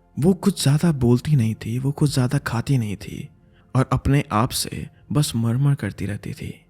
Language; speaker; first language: Hindi; native; Hindi